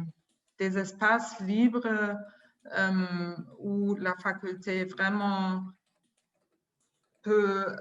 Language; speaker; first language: French; non-native, fluent; German